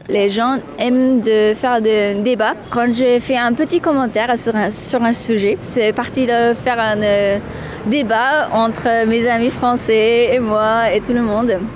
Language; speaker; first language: French; non-native, learner; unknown